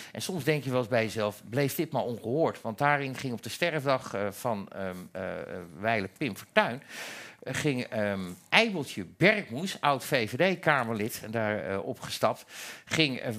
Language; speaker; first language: Dutch; native; Dutch